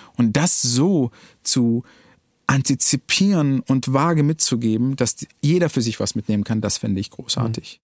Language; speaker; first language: German; early bilingual, other home language; Arabic